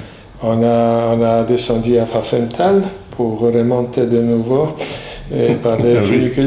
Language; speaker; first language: French; non-native, fluent; Polish